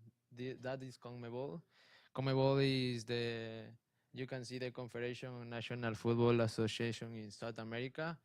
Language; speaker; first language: English; non-native, learner; Spanish